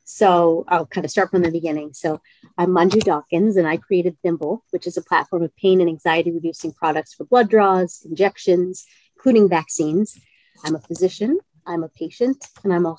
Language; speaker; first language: English; native; English